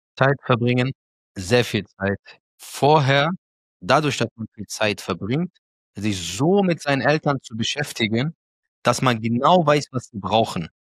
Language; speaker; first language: German; early bilingual, other home language; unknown